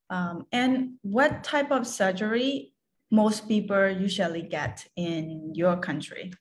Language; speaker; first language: English; non-native, fluent; Khmer